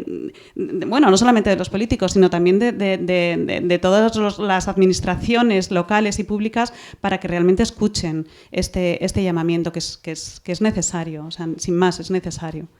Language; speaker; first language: Spanish; native; Spanish